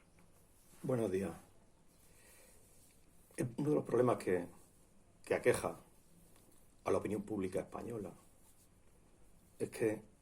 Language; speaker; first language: Spanish; native; Spanish